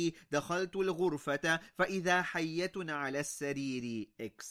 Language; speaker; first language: Arabic; non-native, fluent; English